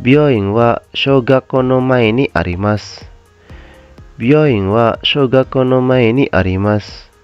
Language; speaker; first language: Japanese; non-native, fluent; Indonesian